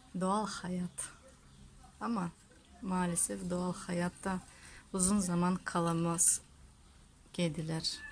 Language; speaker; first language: Turkish; non-native, learner; Russian